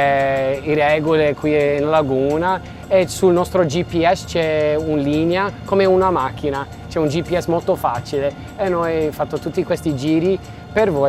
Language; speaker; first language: Italian; non-native, learner; English